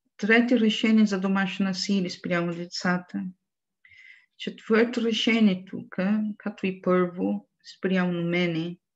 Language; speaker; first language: Bulgarian; non-native, learner; Portuguese